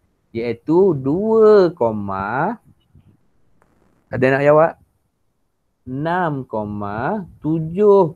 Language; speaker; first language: Malay; native; Malay